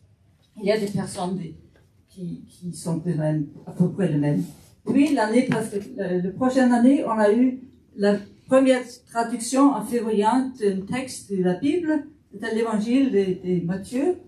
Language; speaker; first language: French; non-native, fluent; Faroese